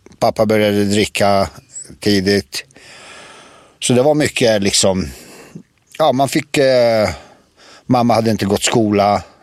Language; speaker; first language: Swedish; early bilingual, other home language; Serbian